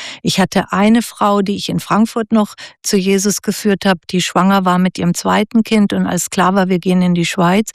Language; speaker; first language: German; native; German